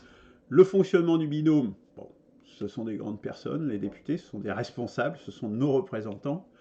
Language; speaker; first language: French; native; French